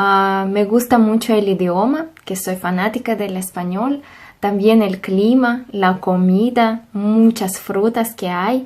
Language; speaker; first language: Spanish; non-native, fluent; Russian